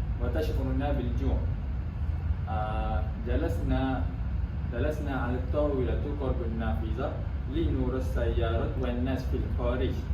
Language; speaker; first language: Arabic; non-native, learner; Malay